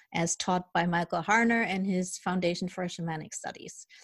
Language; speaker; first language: English; early bilingual, other home language; German